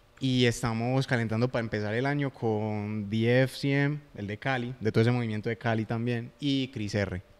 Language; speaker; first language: Spanish; native; Spanish